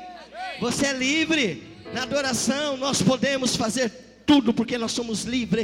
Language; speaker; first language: Portuguese; native; Portuguese